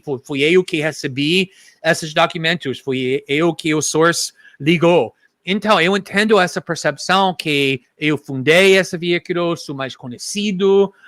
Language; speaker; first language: Portuguese; non-native, fluent; English